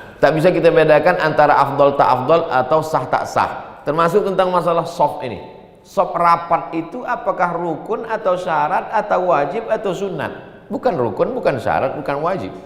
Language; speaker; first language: Indonesian; native; Indonesian